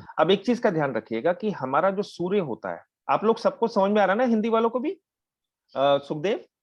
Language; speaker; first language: Hindi; native; Hindi